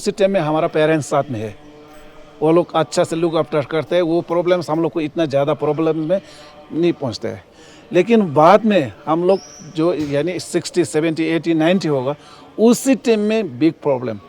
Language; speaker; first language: Hindi; non-native, local second language; Ladakhi